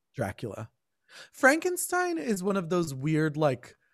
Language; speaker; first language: English; native; English